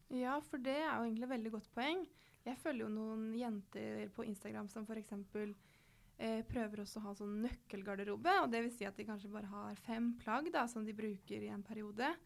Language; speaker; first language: Norwegian; native; Norwegian